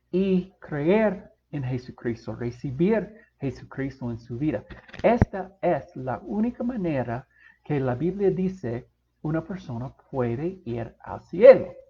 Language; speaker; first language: Spanish; non-native, fluent; English